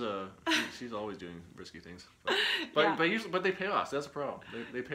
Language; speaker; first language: English; native; English